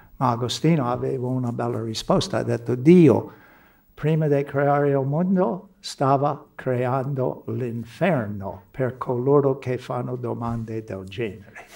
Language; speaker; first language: Italian; non-native, fluent; English